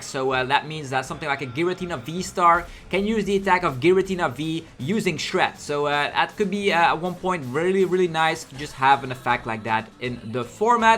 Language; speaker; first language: English; non-native, fluent; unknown